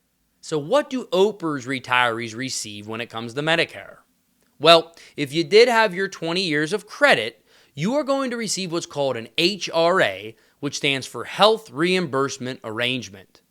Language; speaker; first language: English; native; English